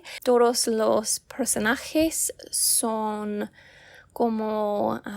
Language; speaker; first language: Spanish; non-native, learner; English